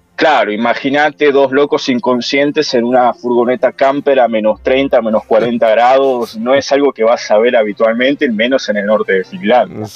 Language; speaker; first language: Spanish; native; Spanish